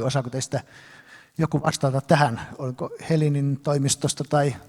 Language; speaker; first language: Finnish; native; Finnish